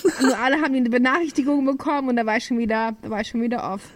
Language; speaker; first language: German; native; German